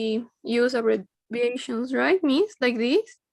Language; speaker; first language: English; non-native, learner; Spanish